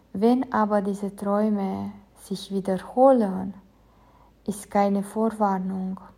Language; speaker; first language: German; non-native, fluent; Romanian